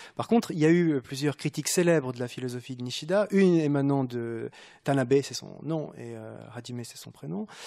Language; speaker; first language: French; native; French